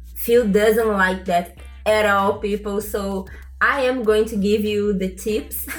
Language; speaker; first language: English; non-native, learner; Portuguese